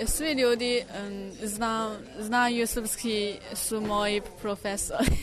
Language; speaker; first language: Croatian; non-native, learner; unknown